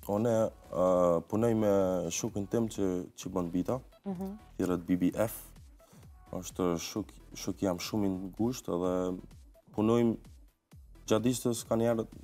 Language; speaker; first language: Albanian; early bilingual, heritage; Albanian